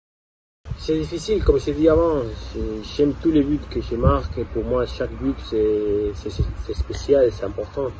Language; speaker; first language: French; non-native, fluent; Spanish